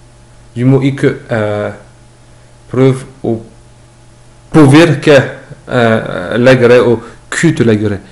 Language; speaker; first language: Norwegian; non-native, fluent; French